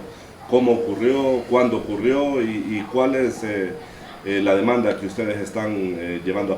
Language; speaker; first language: Spanish; native; Spanish